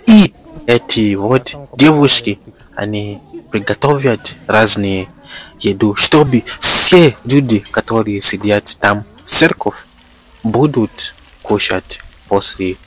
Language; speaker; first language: Russian; non-native, learner; Bemba